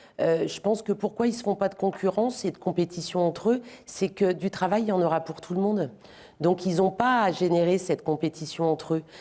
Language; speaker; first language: French; native; French